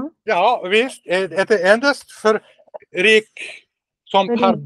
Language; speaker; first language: Swedish; non-native, learner; Russian